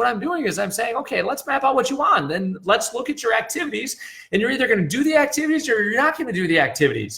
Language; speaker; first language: English; native; English